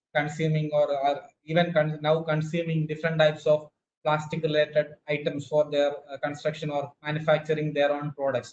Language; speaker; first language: English; non-native, local second language; Malayalam